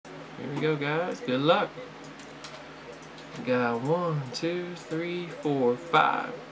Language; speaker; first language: English; native; English